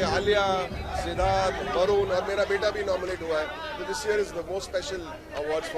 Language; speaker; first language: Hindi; native; Hindi